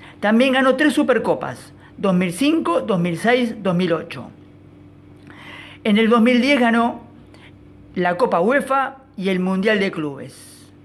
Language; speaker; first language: Spanish; native; Spanish